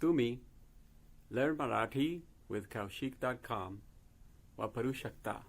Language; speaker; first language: Marathi; non-native, learner; Spanish